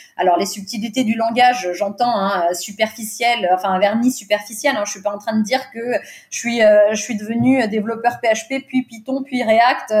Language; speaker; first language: French; early bilingual, other home language; Portuguese